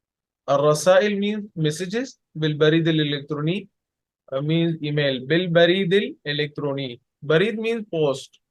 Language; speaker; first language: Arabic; non-native, fluent; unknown